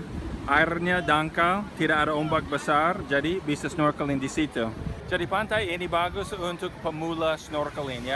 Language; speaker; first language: Indonesian; non-native, fluent; English